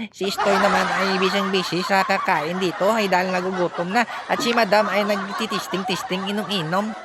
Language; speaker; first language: Filipino; non-native, local second language; Hiligaynon